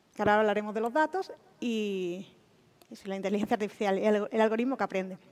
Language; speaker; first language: Spanish; native; Spanish